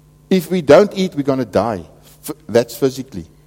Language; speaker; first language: English; non-native, local second language; Afrikaans